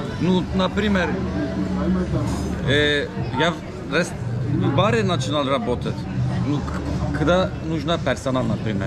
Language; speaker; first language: Russian; non-native, learner; Turkish